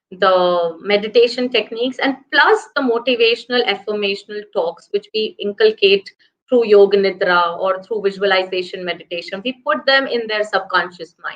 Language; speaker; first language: English; non-native, local second language; Hindi